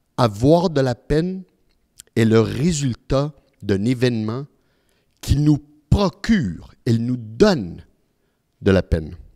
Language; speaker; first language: French; early bilingual, other home language; Italian